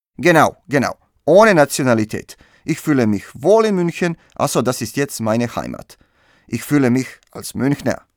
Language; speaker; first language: German; non-native, fluent; Serbian